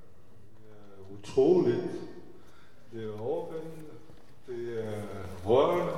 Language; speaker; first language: Danish; non-native, fluent; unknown